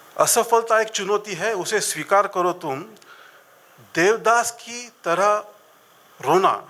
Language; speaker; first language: Hindi; non-native, local second language; Marathi